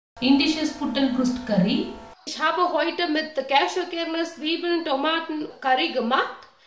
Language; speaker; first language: German; non-native, learner; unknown